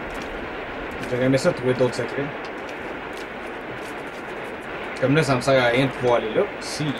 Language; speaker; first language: French; native; French